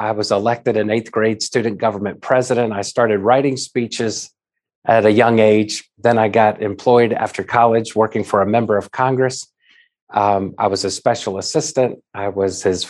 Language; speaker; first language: English; native; English